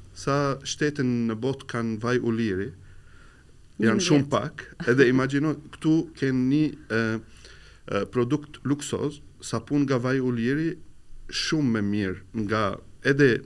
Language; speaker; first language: Albanian; non-native, fluent; Arabic